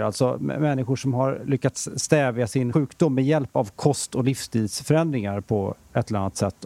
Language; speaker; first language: Swedish; native; Swedish